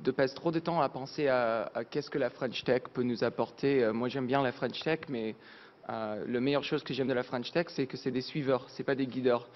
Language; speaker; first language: French; non-native, fluent; English